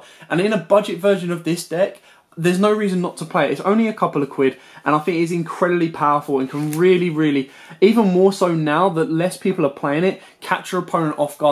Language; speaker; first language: English; native; English